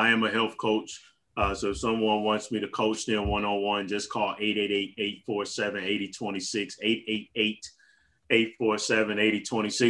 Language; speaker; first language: English; native; English